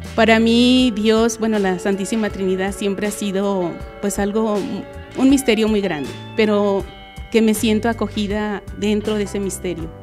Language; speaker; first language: Spanish; native; Spanish